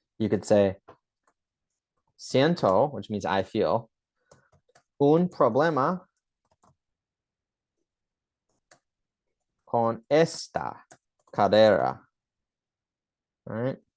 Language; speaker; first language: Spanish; early bilingual, heritage; English